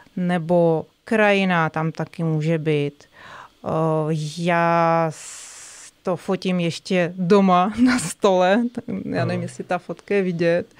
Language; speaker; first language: Czech; non-native, fluent; Russian